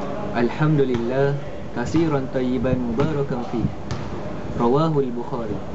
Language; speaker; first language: Arabic; non-native, learner; Malay